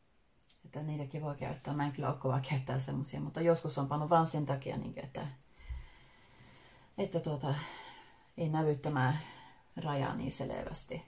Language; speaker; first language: Finnish; early bilingual, heritage; Finnish